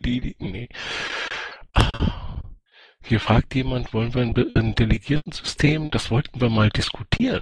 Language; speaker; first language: German; native; German